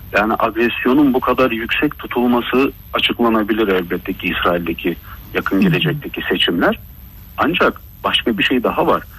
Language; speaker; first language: Turkish; early bilingual, heritage; Turkish